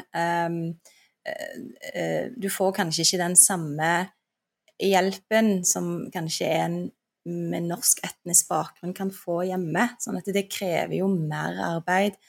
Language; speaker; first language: Norwegian; early bilingual, other home language; Turkish